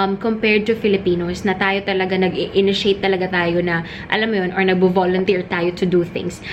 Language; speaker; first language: Filipino; non-native, local second language; Cebuano